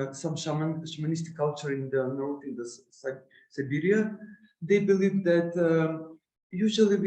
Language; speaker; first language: English; non-native, learner; Macedonian